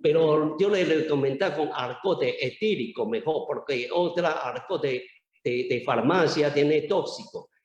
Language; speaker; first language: Spanish; non-native, learner; Chinese